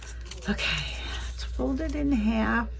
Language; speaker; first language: English; native; English